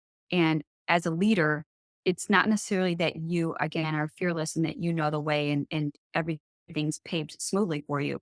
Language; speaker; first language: English; native; English